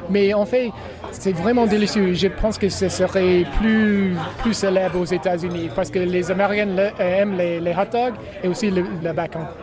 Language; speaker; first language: French; non-native, learner; English